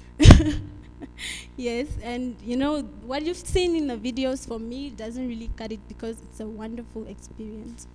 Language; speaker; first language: English; non-native, local second language; Afrikaans